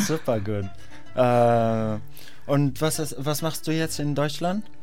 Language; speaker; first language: German; non-native, learner; Arabic